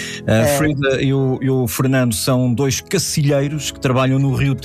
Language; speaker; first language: Portuguese; native; Portuguese